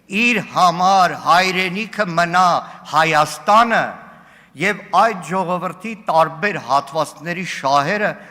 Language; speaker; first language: Armenian; native; Armenian